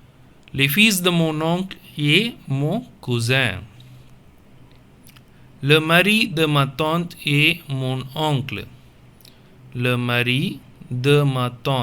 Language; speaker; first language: French; non-native, fluent; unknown